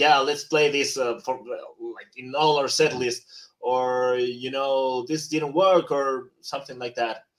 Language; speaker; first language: English; non-native, fluent; Spanish